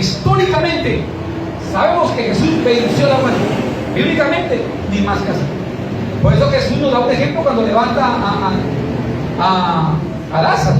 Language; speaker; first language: Spanish; native; Spanish